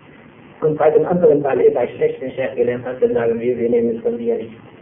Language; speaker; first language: German; non-native, fluent; Turkish